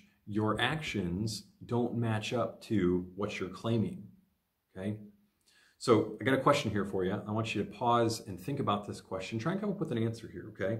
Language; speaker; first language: English; native; English